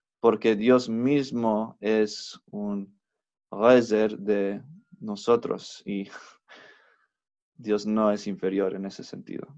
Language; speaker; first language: Spanish; non-native, fluent; English